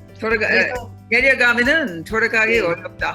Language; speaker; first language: Korean; non-native, fluent; English